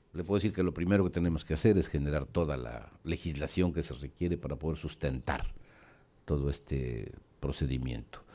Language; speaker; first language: Spanish; native; Spanish